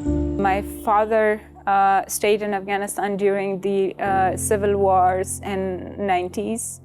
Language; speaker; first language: English; non-native, fluent; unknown